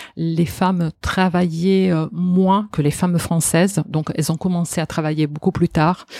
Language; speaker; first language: French; non-native, fluent; Italian